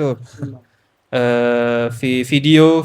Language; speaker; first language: Arabic; non-native, learner; Indonesian